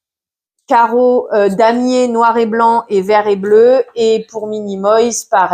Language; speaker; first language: French; native; French